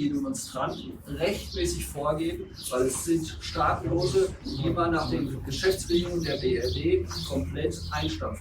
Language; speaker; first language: German; native; German